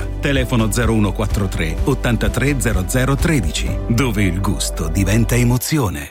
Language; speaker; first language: Italian; native; Italian